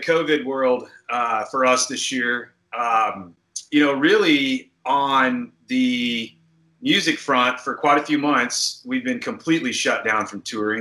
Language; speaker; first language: English; native; English